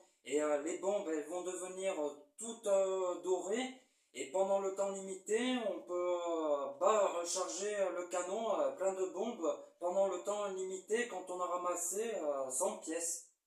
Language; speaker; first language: French; native; French